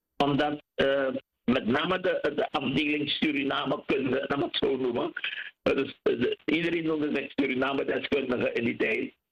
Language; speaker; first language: Dutch; native; Dutch